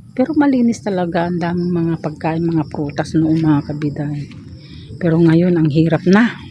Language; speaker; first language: Filipino; non-native, local second language; Iloko